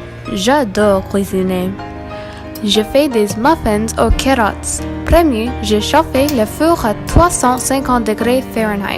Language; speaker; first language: French; non-native, learner; English